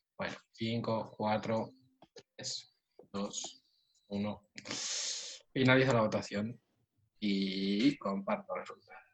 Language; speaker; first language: Spanish; native; Spanish